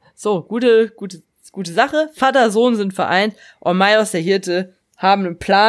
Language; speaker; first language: German; native; German